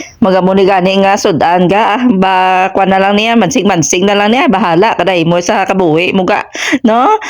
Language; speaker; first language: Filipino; non-native, local second language; Hiligaynon